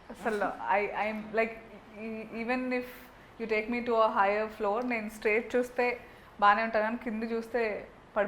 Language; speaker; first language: Telugu; native; Telugu